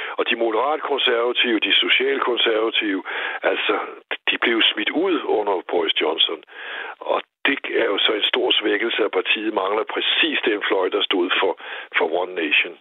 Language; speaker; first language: Danish; native; Danish